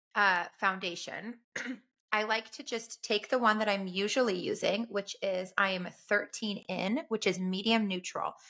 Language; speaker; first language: English; native; English